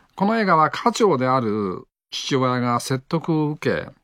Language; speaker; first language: Japanese; native; Japanese